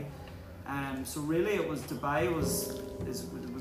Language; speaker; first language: English; native; English